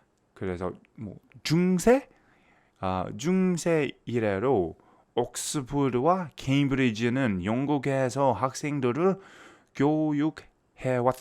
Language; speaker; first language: Korean; non-native, fluent; English